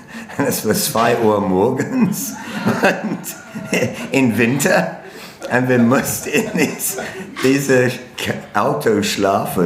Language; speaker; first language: German; non-native, learner; English